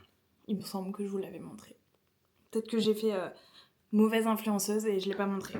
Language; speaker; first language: French; native; French